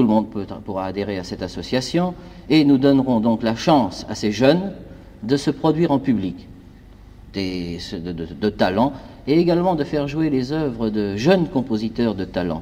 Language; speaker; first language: French; native; French